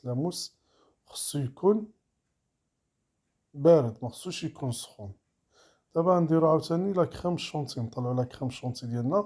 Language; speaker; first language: Arabic; native; Arabic